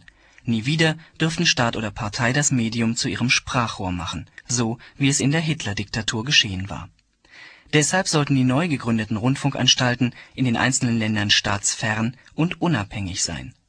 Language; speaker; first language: German; native; German